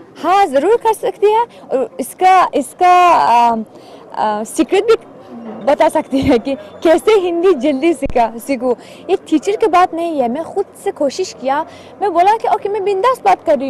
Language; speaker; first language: Hindi; non-native, learner; Persian